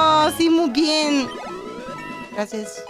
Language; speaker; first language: Spanish; non-native, learner; Italian